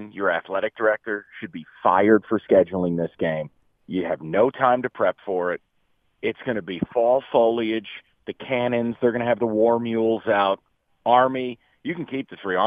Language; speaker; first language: English; native; English